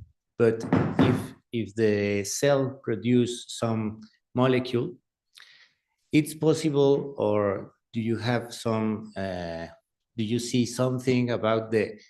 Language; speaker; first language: English; non-native, learner; Spanish